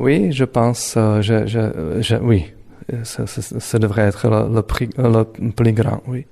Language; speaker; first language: French; non-native, fluent; Czech